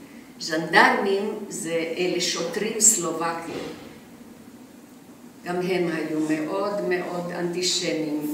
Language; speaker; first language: Hebrew; non-native, fluent; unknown